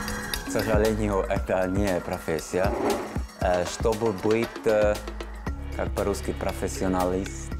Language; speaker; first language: Russian; non-native, learner; Italian